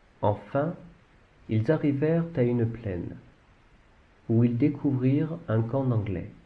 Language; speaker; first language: French; native; French